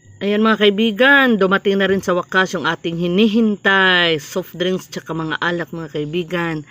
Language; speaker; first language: Filipino; non-native, local second language; Cebuano